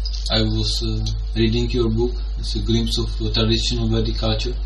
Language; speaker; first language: English; non-native, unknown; Czech